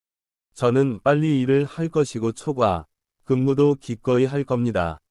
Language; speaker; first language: Korean; non-native, learner; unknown